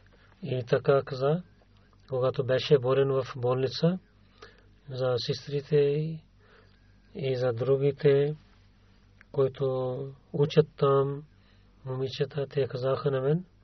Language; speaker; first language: Bulgarian; non-native, learner; Urdu